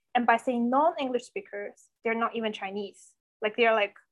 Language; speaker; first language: English; non-native, fluent; Chinese